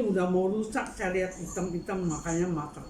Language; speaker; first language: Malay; non-native, local second language; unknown